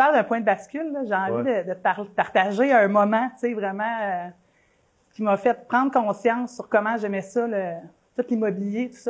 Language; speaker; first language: French; native; French